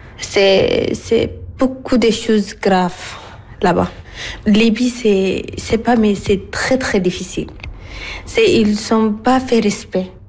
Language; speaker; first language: French; non-native, learner; Arabic